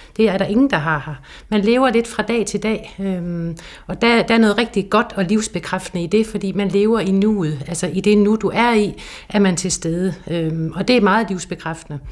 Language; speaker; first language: Danish; native; Danish